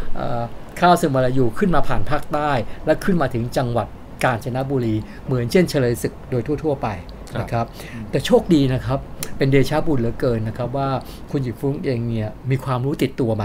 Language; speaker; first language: Thai; native; Thai